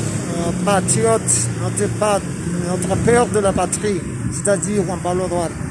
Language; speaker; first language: French; non-native, fluent; Spanish